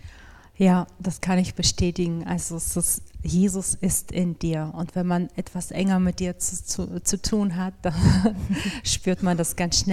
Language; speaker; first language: German; native; German